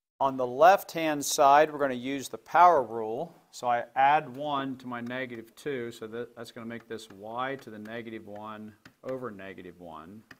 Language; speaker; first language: English; native; English